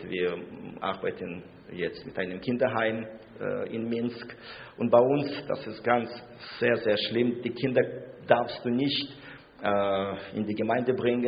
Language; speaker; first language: German; non-native, fluent; Russian